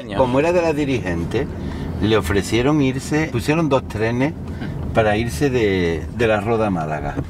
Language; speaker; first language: Spanish; native; Spanish